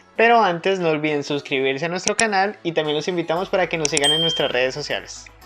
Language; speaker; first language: Spanish; native; Spanish